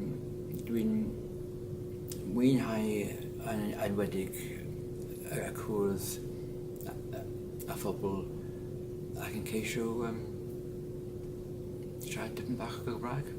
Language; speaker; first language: Welsh; non-native, learner; English